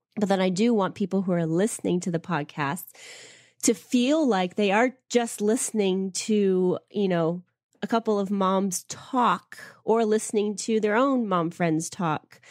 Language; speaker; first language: English; native; English